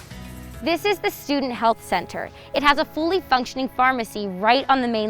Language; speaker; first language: English; native; English